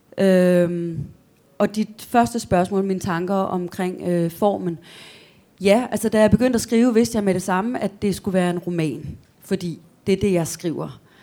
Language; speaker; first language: Danish; native; Danish